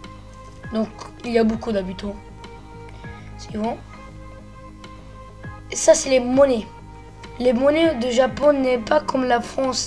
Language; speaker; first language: French; early bilingual, other home language; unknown